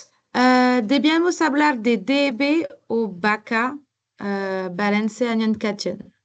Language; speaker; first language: Spanish; non-native, learner; French